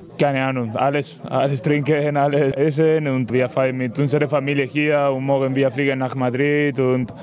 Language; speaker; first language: German; non-native, learner; Spanish